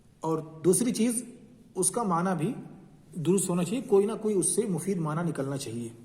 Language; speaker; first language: Urdu; native; Urdu